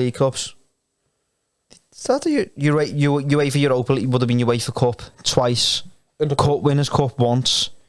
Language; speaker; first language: English; native; English